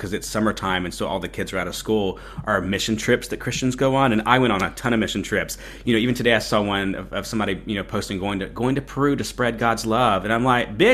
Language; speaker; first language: English; native; English